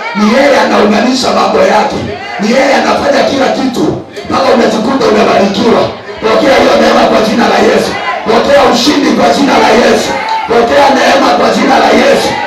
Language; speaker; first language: Swahili; non-native, local second language; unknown